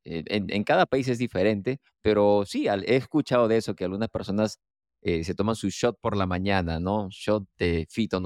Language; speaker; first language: Spanish; native; Spanish